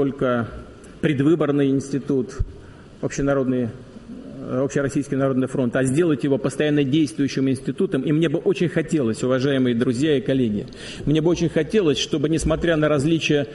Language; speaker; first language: Russian; native; Russian